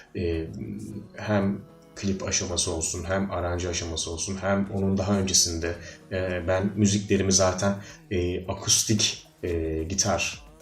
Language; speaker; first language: Turkish; native; Turkish